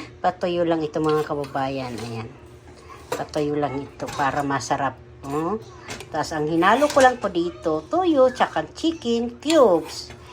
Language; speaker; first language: Filipino; non-native, local second language; Cebuano